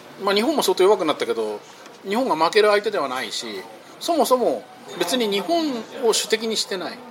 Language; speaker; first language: Japanese; native; Japanese